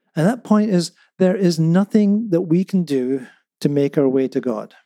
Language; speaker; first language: English; non-native, local second language; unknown